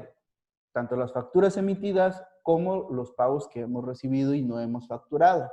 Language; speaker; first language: Spanish; native; Spanish